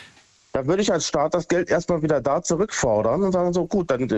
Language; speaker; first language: German; native; German